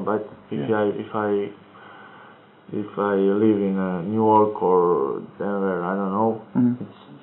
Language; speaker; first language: English; non-native, learner; Croatian